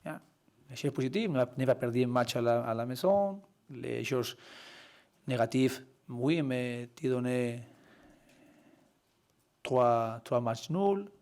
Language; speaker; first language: French; non-native, learner; Spanish